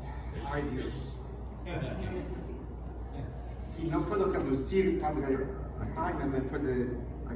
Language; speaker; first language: Spanish; non-native, fluent; Polish